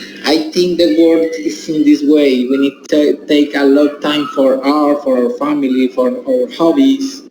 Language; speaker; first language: English; non-native, learner; Spanish